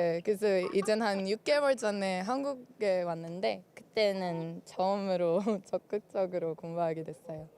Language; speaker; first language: Korean; non-native, learner; Swedish